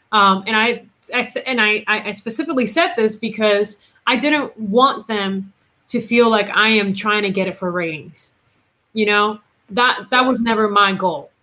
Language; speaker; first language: English; non-native, fluent; Spanish